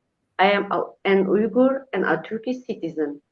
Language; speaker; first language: English; non-native, learner; Uyghur